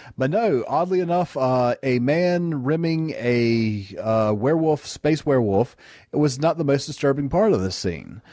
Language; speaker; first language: English; native; English